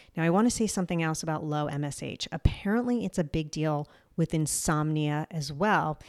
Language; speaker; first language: English; native; English